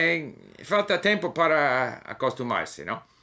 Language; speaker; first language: Portuguese; non-native, learner; English